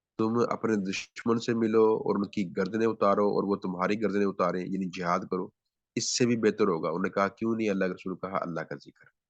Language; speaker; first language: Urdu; non-native, local second language; Punjabi